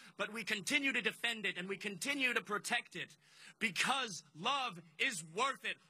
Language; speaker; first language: English; native; English